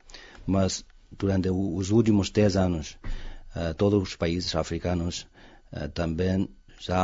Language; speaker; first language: Portuguese; non-native, fluent; Chinese